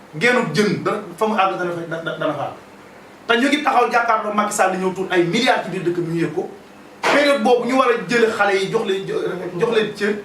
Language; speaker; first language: Wolof; native; Wolof